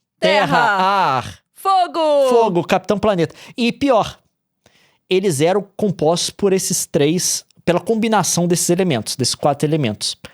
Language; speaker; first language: Portuguese; native; Portuguese